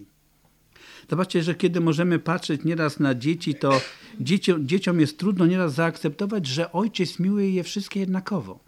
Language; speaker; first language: Polish; native; Polish